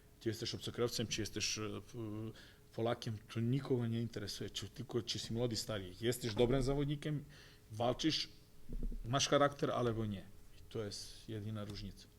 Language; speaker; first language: Polish; non-native, fluent; Croatian